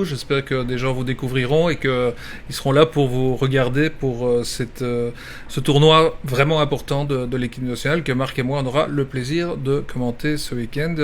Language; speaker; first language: French; native; French